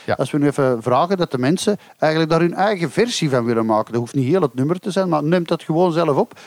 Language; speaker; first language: Dutch; native; Dutch